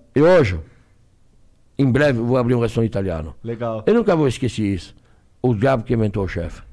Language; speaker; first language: Portuguese; non-native, fluent; French